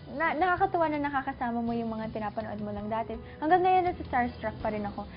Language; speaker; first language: Filipino; early bilingual, other home language; English